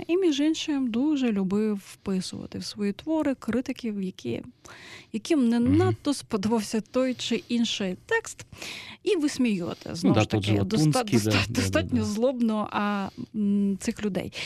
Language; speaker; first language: Ukrainian; native; Ukrainian